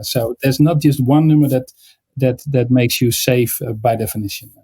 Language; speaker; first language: English; non-native, fluent; Dutch